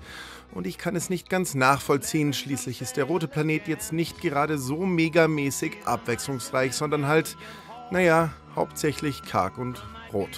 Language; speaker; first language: German; native; German